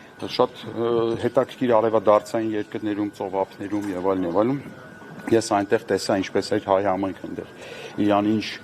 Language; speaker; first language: Armenian; native; Armenian